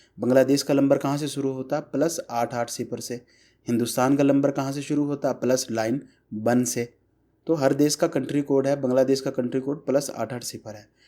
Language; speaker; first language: Hindi; non-native, fluent; Bangla